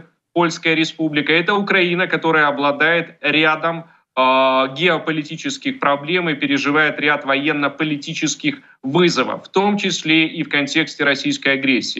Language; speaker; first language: Russian; native; Russian